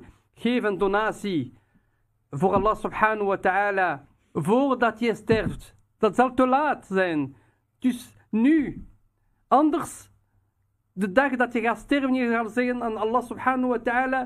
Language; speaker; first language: Dutch; non-native, local second language; Riffian